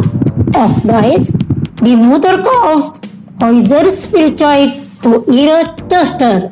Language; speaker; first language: German; non-native, learner; Indonesian